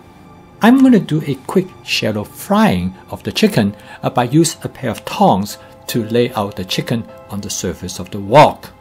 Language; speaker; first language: English; non-native, fluent; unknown